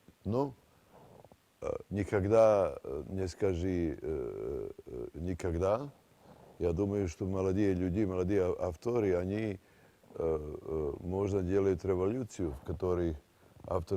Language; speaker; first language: Russian; non-native, fluent; Serbian